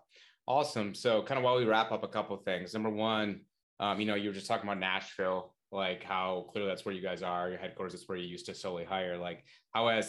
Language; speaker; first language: English; native; English